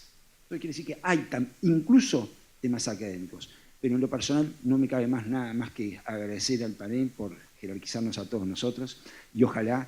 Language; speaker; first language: Spanish; native; Spanish